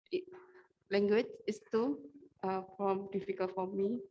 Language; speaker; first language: English; non-native, learner; Indonesian